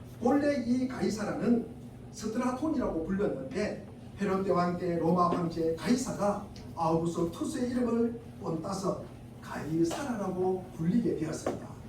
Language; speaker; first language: Korean; native; Korean